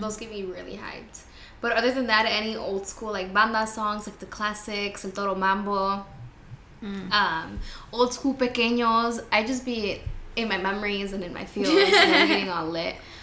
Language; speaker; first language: English; early bilingual, other home language; Spanish